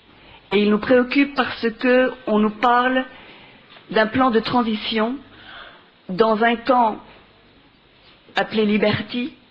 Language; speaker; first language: French; non-native, fluent; Spanish